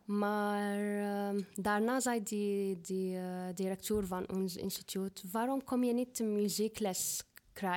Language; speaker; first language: Dutch; non-native, learner; Arabic